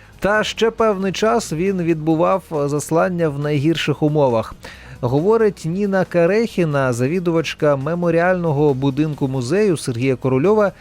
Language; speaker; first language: Ukrainian; native; Ukrainian